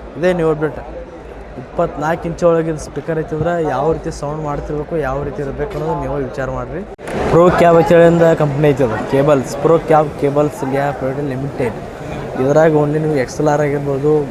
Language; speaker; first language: Kannada; native; Kannada